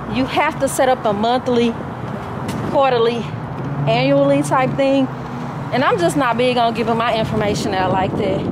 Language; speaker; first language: English; native; English